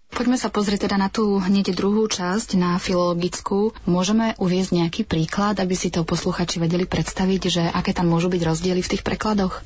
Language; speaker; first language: Slovak; native; Slovak